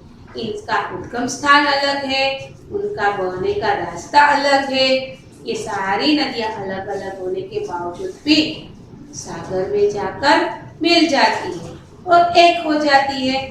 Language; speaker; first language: Hindi; non-native, local second language; Gujarati